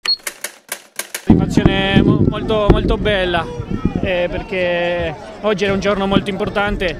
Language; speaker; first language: Italian; non-native, fluent; Spanish